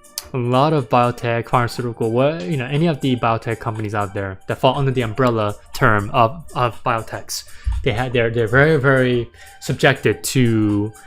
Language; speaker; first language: English; native; English